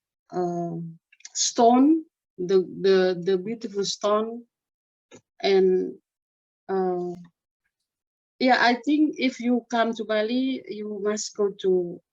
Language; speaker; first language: English; non-native, learner; Indonesian